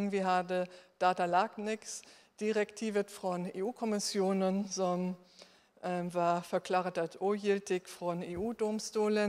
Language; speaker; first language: Swedish; non-native, fluent; German